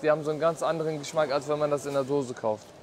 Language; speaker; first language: German; non-native, fluent; Turkish